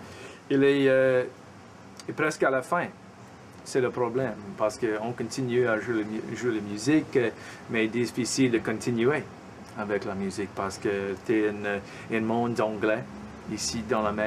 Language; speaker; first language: French; early bilingual, heritage; French